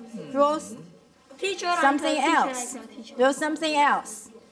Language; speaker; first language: English; non-native, fluent; Chinese